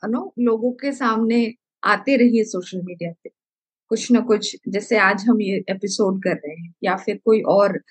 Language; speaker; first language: Hindi; non-native, local second language; Malayalam